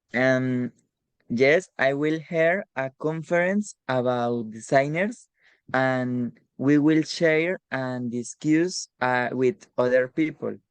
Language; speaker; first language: English; non-native, learner; Spanish